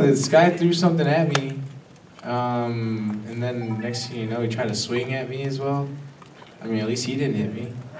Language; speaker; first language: English; early bilingual, other home language; Spanish